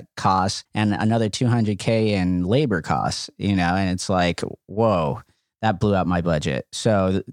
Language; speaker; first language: English; native; English